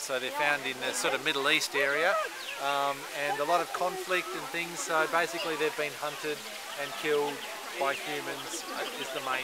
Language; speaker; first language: English; native; English